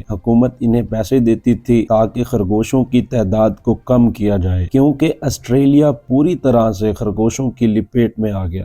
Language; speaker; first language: Urdu; native; Urdu